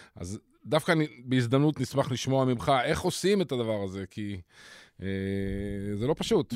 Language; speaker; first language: Hebrew; non-native, fluent; English